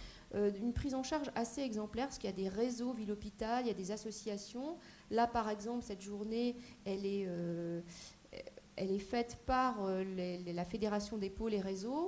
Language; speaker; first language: French; native; French